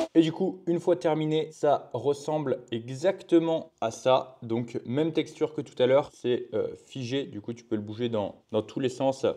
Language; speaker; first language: French; native; French